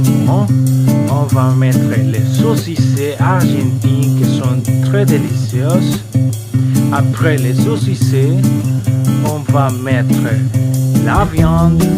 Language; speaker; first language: French; non-native, learner; Spanish